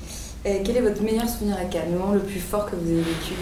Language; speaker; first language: French; native; French